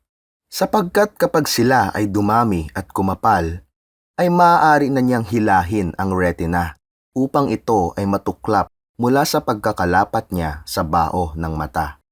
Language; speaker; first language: Filipino; native; Filipino